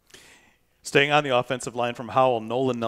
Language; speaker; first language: English; native; English